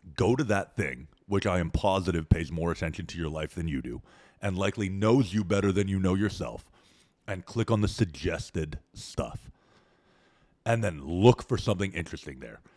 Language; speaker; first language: English; native; English